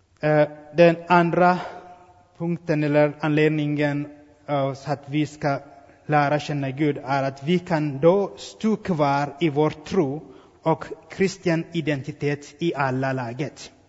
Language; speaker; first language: Swedish; non-native, fluent; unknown